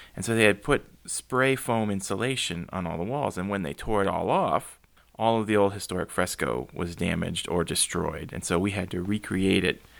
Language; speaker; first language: English; native; English